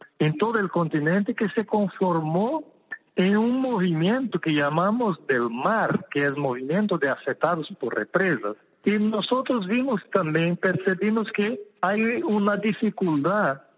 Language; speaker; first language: Spanish; non-native, fluent; Portuguese